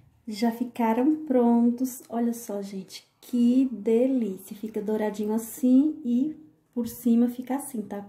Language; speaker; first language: Portuguese; native; Portuguese